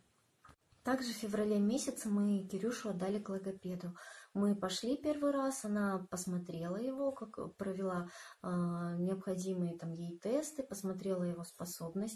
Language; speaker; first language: Russian; native; Russian